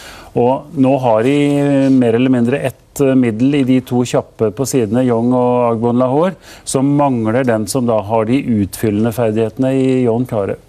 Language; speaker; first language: Norwegian; native; Norwegian